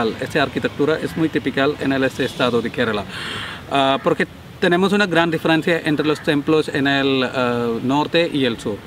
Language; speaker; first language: Spanish; non-native, learner; Malayalam